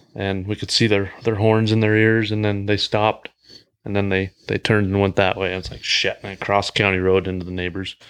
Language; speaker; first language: English; native; English